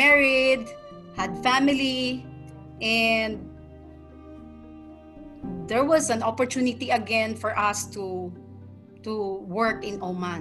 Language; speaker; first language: English; non-native, local second language; Tausug